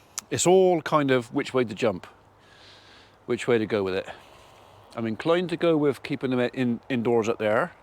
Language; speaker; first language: English; native; English